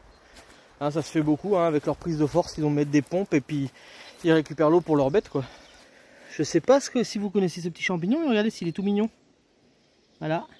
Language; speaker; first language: French; native; French